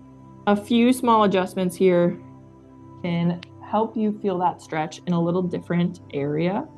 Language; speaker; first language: English; native; English